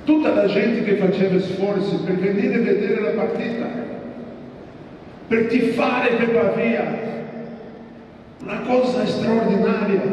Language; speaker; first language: Italian; non-native, fluent; Portuguese